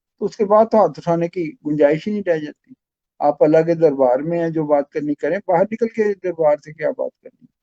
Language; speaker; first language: Urdu; non-native, local second language; Pashto